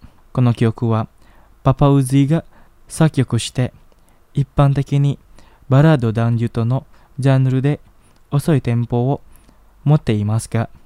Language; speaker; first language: Japanese; non-native, learner; Indonesian